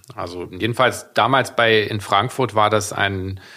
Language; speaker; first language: German; native; German